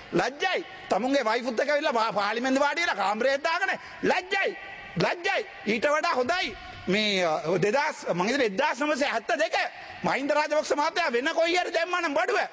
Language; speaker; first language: Sinhala; non-native, local second language; Tamil